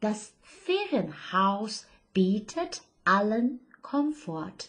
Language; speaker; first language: German; non-native, fluent; Chinese